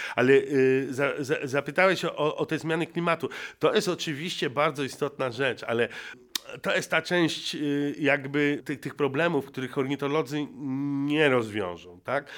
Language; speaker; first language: Polish; native; Polish